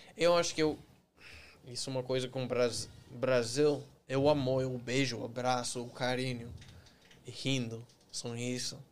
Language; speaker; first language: Portuguese; non-native, fluent; English